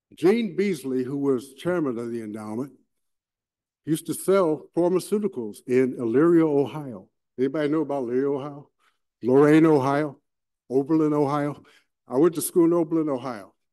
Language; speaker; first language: English; native; English